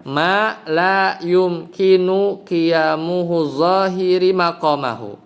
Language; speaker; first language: Arabic; non-native, fluent; Indonesian